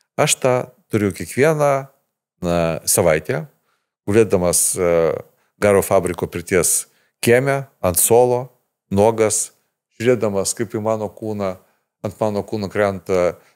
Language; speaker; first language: Lithuanian; early bilingual, other home language; Ukrainian